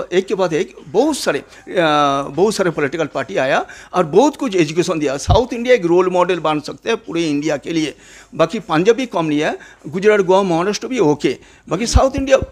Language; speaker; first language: Hindi; non-native, local second language; Bangla